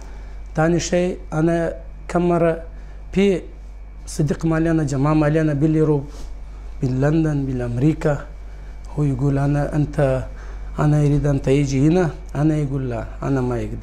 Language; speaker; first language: Arabic; non-native, learner; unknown